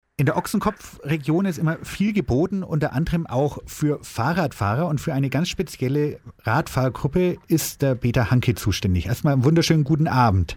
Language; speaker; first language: German; native; German